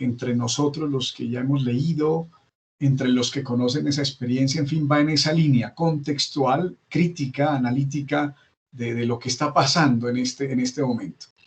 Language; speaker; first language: Spanish; native; Spanish